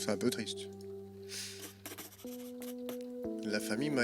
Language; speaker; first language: French; native; French